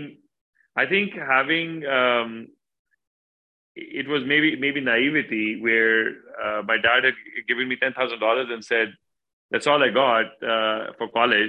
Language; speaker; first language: English; non-native, local second language; Urdu